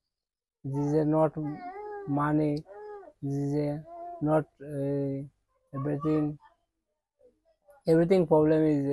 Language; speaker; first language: English; non-native, learner; Bangla